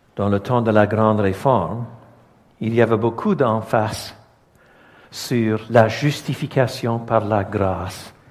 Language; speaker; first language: French; non-native, local second language; English